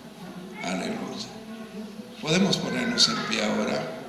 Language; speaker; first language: Spanish; native; Spanish